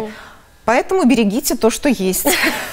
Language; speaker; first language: Russian; native; Russian